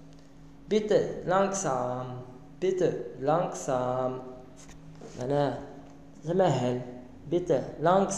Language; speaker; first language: German; non-native, learner; Arabic